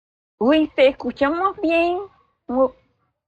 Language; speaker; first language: Spanish; non-native, learner; Filipino